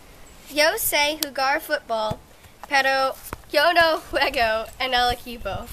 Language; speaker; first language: Spanish; non-native, learner; English